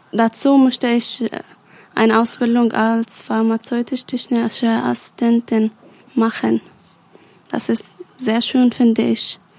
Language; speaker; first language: German; non-native, learner; Arabic